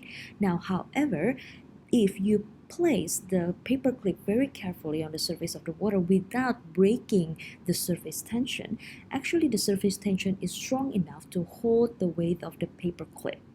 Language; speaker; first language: English; non-native, fluent; Indonesian